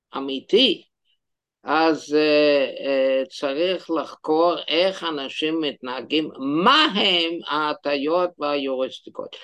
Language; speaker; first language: Hebrew; non-native, fluent; English